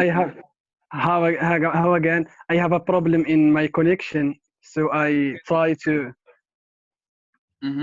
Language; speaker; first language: English; non-native, learner; Arabic